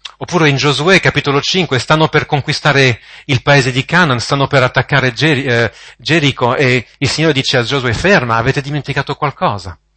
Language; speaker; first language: Italian; non-native, fluent; French